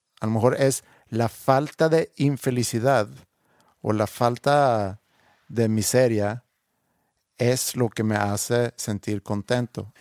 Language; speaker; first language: Spanish; non-native, fluent; Swedish